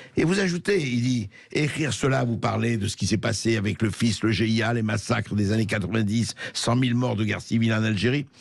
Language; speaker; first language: French; native; French